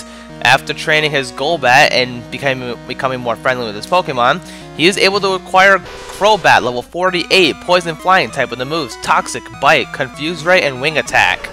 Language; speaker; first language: English; native; English